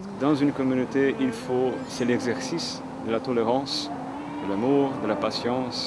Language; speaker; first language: French; non-native, fluent; Portuguese